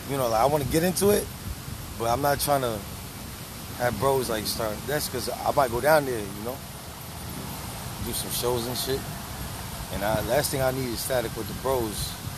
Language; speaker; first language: English; early bilingual, other home language; Spanish